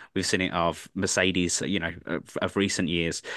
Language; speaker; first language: English; native; English